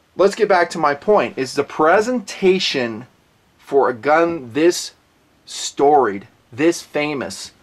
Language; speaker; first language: English; native; English